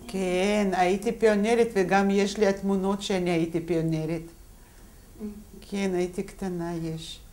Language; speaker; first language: Hebrew; non-native, fluent; Russian